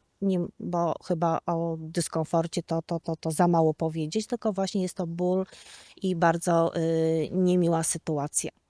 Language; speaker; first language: Polish; native; Polish